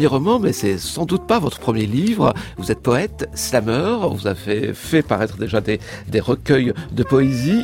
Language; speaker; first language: French; native; French